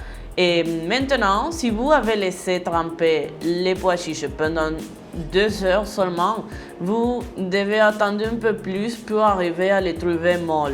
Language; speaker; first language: French; non-native, learner; Spanish